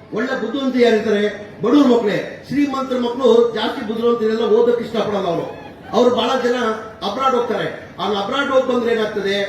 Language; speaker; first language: Kannada; non-native, local second language; Urdu